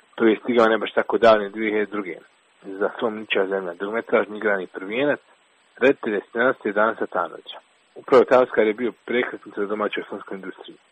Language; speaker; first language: Croatian; native; Croatian